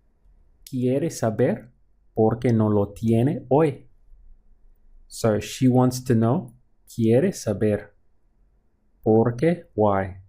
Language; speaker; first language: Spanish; non-native, fluent; English